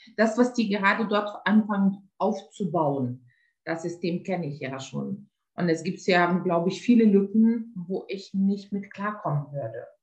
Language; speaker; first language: German; non-native, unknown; Lithuanian